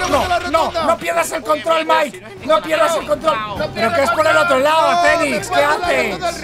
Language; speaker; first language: Spanish; native; Spanish